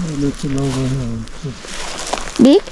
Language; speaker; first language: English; non-native, learner; Thai